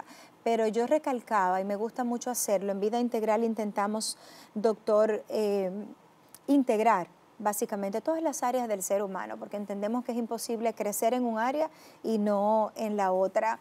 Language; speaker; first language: Spanish; native; Spanish